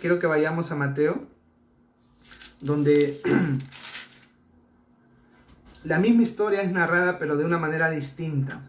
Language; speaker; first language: Spanish; native; Spanish